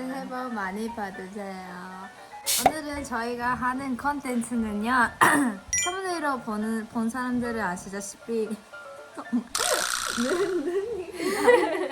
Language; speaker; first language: Korean; non-native, fluent; Japanese